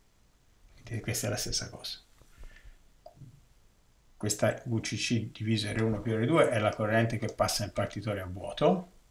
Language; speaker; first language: Italian; native; Italian